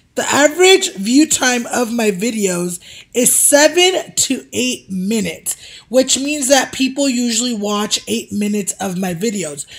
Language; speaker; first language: English; early bilingual, other home language; Spanish